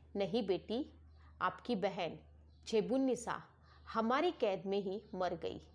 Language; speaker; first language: Hindi; non-native, local second language; Marathi